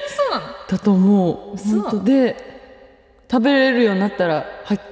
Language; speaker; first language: Japanese; native; Japanese